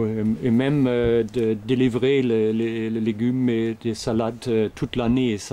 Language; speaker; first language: French; non-native, fluent; German